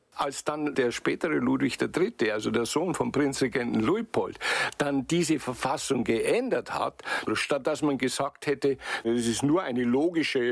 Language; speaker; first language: German; native; German